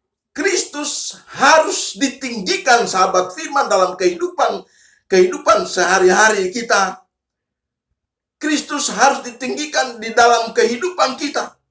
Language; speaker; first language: Indonesian; native; Indonesian